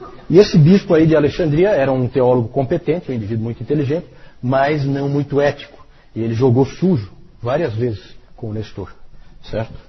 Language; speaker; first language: Portuguese; native; Portuguese